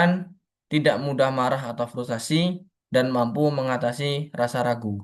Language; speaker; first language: Indonesian; native; Indonesian